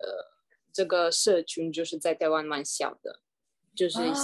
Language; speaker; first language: Chinese; non-native, fluent; Russian